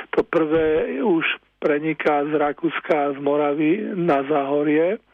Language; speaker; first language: Slovak; native; Slovak